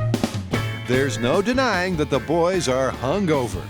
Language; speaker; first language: English; native; English